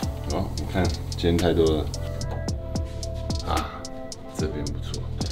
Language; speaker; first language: Chinese; early bilingual, heritage; Chinese